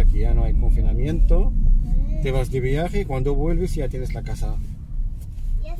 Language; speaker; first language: Spanish; non-native, fluent; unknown